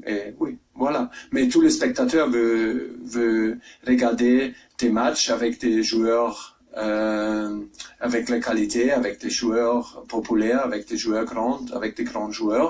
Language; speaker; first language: French; non-native, fluent; German